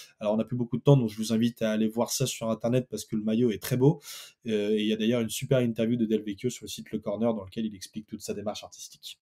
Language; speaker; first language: French; native; French